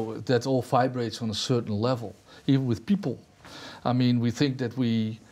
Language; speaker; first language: English; non-native, fluent; Dutch